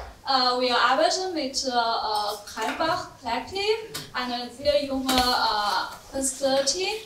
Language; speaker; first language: German; non-native, learner; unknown